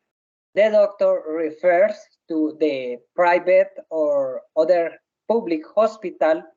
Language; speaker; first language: English; non-native, learner; Spanish